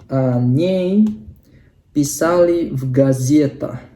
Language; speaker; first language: Russian; non-native, learner; Indonesian